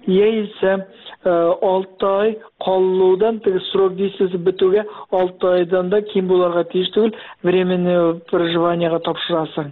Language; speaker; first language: Tatar; early bilingual, heritage; Tatar